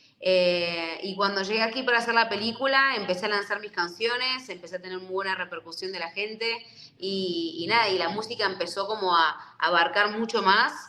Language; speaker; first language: Spanish; native; Spanish